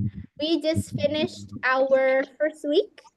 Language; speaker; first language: English; non-native, local second language; Indonesian